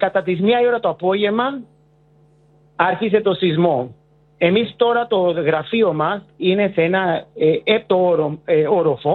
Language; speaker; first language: Greek; early bilingual, heritage; Greek